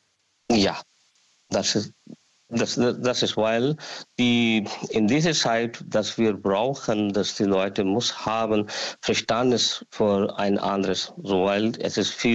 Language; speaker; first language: German; non-native, learner; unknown